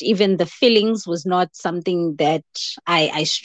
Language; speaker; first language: English; non-native, local second language; Zulu